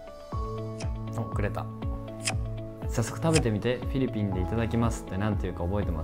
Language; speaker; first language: Japanese; native; Japanese